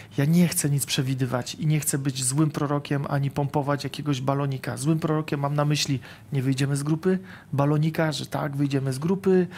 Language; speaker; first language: Polish; native; Polish